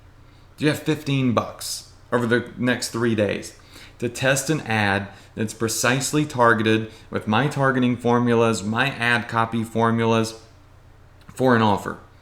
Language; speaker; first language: English; native; English